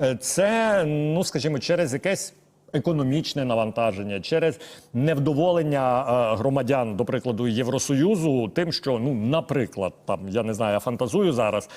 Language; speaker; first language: Ukrainian; native; Ukrainian